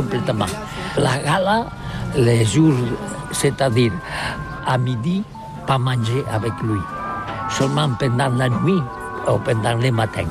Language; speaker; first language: French; non-native, learner; Catalan